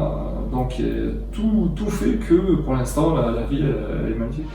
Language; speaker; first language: French; native; French